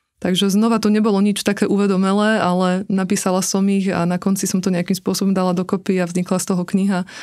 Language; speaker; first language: Slovak; native; Slovak